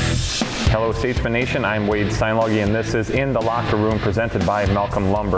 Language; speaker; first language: English; native; English